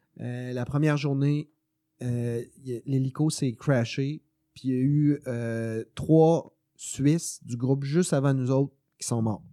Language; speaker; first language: French; native; French